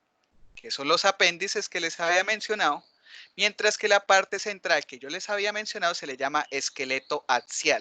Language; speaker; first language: Spanish; native; Spanish